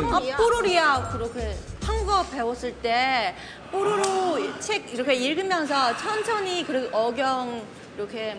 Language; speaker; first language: Korean; non-native, fluent; Chinese